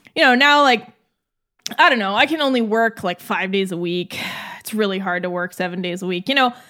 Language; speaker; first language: English; native; English